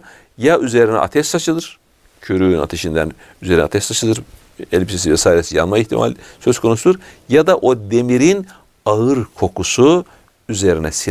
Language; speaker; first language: Turkish; native; Turkish